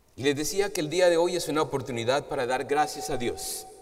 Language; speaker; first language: Spanish; native; Spanish